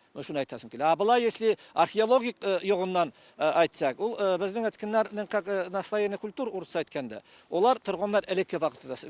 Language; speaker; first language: Tatar; native; Tatar